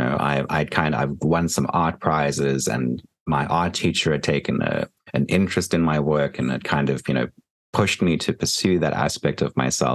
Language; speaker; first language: English; native; English